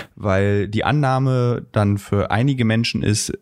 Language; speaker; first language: German; native; German